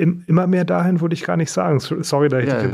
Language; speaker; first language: German; native; German